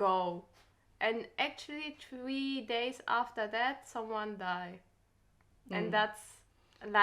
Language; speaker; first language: English; non-native, learner; German